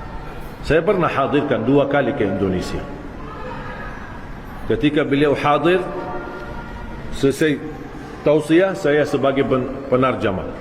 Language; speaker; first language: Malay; non-native, fluent; Arabic